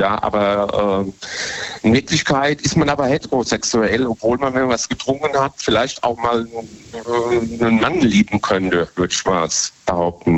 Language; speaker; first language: German; native; German